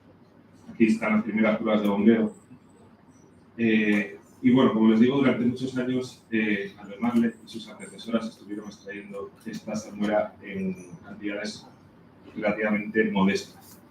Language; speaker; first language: Spanish; native; Spanish